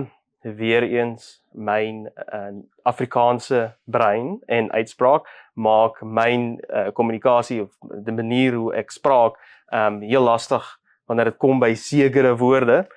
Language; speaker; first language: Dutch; non-native, learner; Afrikaans